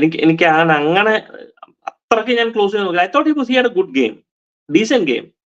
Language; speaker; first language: English; non-native, local second language; Malayalam